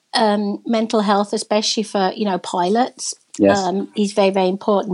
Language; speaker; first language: English; native; English